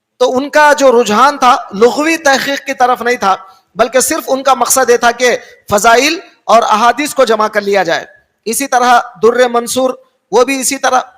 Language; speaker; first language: Urdu; native; Urdu